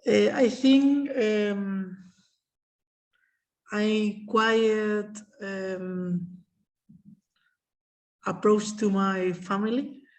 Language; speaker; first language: English; non-native, learner; Spanish